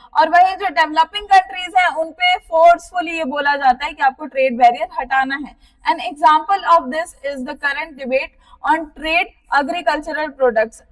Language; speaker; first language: Hindi; native; Hindi